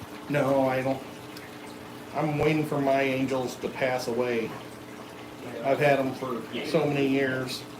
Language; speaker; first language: English; native; English